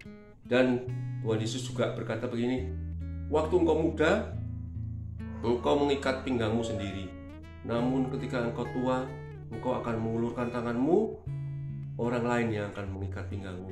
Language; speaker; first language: Indonesian; native; Indonesian